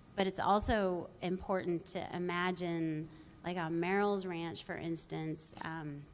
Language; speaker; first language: English; native; English